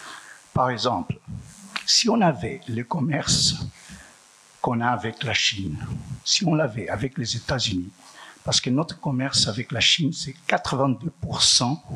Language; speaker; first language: French; non-native, fluent; Portuguese